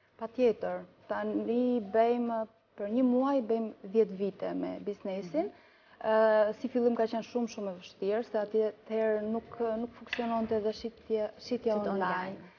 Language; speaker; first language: Albanian; early bilingual, heritage; Albanian